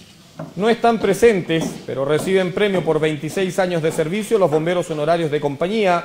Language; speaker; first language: Spanish; native; Spanish